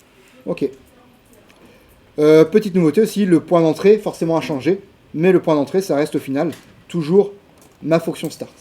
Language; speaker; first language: French; native; French